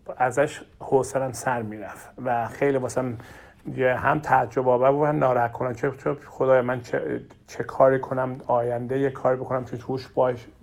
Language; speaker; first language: Persian; non-native, learner; Turkish